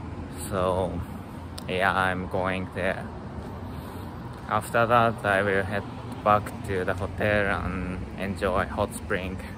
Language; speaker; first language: English; non-native, learner; Japanese